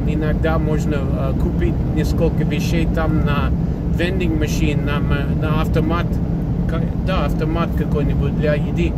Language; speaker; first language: Russian; non-native, fluent; English